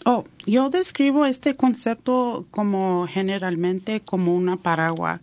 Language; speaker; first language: Spanish; early bilingual, heritage; Spanish